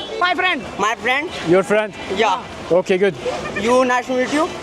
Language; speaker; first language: English; non-native, learner; Hindi